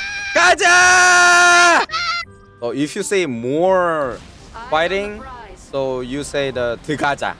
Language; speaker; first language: English; non-native, learner; Korean